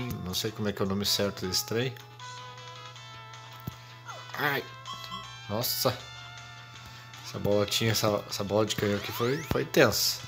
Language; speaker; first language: Portuguese; native; Portuguese